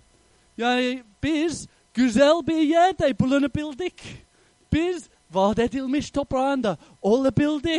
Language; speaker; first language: Turkish; non-native, fluent; English